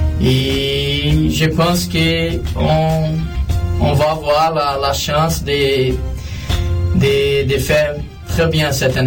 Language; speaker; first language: French; non-native, fluent; Portuguese